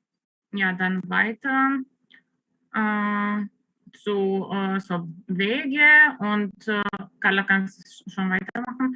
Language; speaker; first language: German; non-native, fluent; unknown